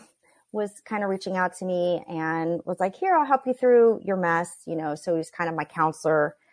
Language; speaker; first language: English; native; English